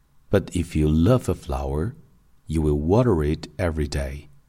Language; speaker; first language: English; non-native, fluent; Chinese